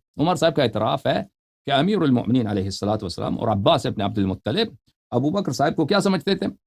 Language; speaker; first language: Urdu; non-native, fluent; Persian